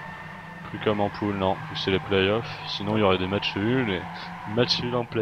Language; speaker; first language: French; native; French